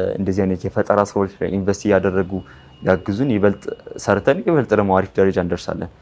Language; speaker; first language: Amharic; non-native, local second language; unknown